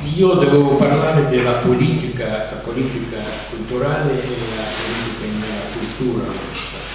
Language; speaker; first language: Italian; non-native, fluent; Russian